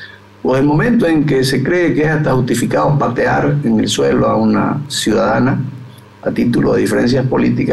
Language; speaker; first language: Spanish; native; Spanish